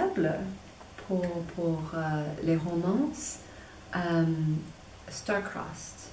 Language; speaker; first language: French; non-native, fluent; English